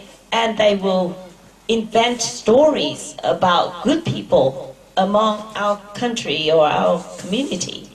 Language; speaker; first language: English; non-native, fluent; Vietnamese